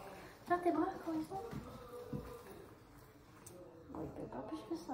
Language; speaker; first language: French; native; French